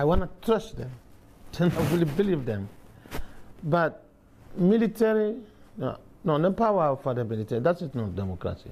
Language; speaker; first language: English; non-native, learner; Bambara